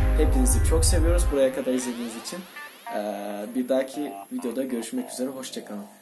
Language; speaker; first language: Turkish; non-native, fluent; Russian